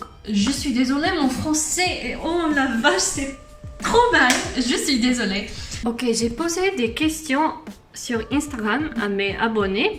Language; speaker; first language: French; non-native, learner; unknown